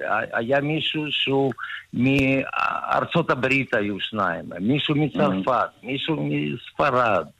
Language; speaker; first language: Hebrew; early bilingual, other home language; Russian